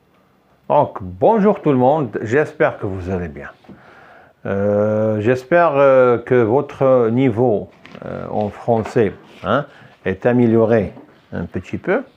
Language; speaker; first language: French; non-native, local second language; Arabic